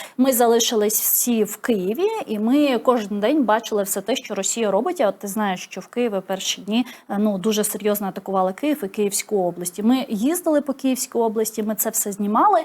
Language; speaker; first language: Ukrainian; non-native, local second language; Crimean Tatar